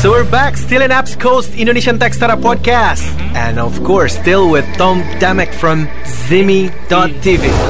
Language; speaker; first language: English; non-native, fluent; Javanese